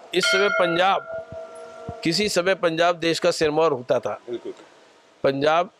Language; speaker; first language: Hindi; native; Hindi